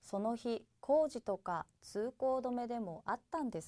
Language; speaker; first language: Japanese; native; Japanese